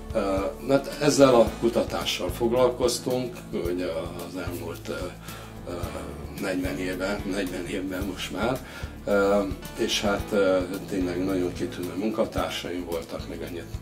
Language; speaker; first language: Hungarian; native; Hungarian